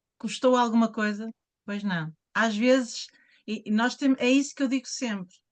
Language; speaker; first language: Portuguese; native; Portuguese